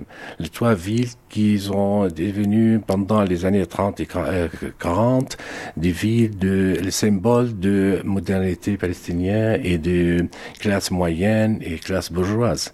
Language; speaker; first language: French; non-native, local second language; Arabic